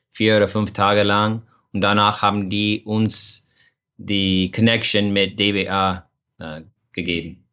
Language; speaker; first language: German; non-native, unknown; English